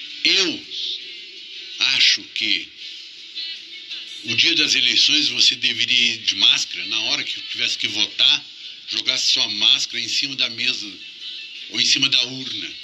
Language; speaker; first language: Portuguese; native; Portuguese